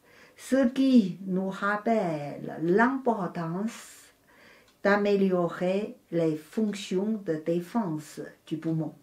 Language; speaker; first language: French; non-native, fluent; Chinese